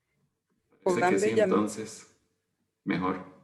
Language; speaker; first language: Spanish; native; Spanish